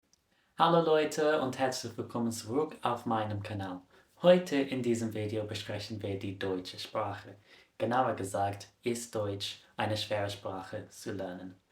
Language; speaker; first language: German; non-native, fluent; English